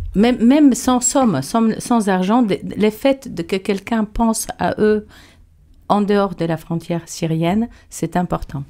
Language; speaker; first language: French; non-native, fluent; Polish